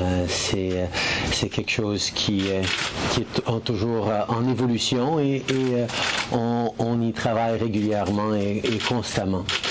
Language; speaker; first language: French; early bilingual, heritage; French